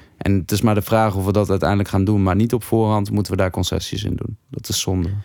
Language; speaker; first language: Dutch; native; Dutch